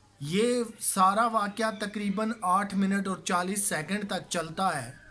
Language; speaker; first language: Urdu; native; Urdu